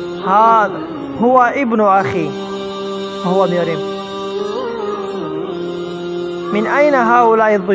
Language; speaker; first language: Arabic; non-native, fluent; Persian